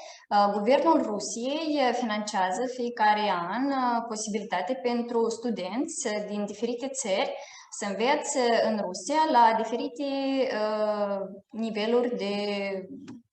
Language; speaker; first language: Romanian; non-native, fluent; Russian